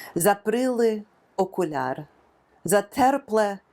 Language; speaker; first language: Ukrainian; non-native, fluent; English